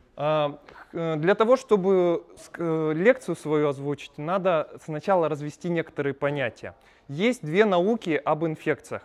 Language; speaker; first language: Russian; native; Russian